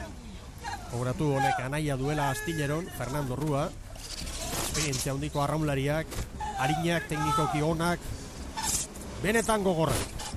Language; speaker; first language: Basque; native; Basque